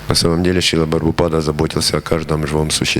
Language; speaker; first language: Russian; native; Russian